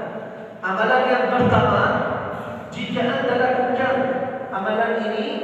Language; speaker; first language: Indonesian; non-native, learner; Arabic